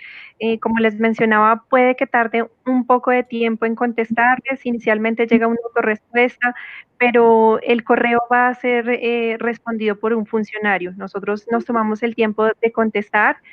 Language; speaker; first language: Spanish; native; Spanish